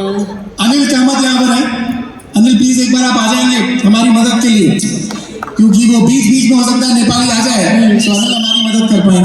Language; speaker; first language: Hindi; native; Hindi